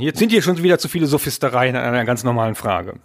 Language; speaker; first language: German; native; German